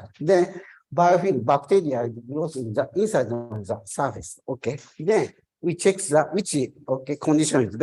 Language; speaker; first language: English; non-native, learner; Japanese